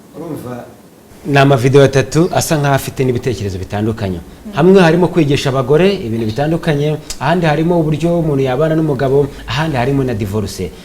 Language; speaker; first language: Kinyarwanda; native; Kinyarwanda